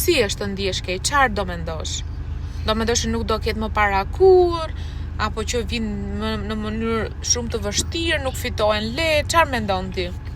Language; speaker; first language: Albanian; native; Albanian